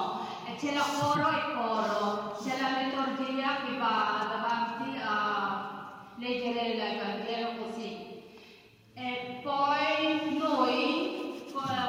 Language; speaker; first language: Italian; non-native, learner; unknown